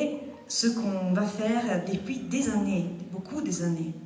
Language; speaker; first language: French; non-native, fluent; Italian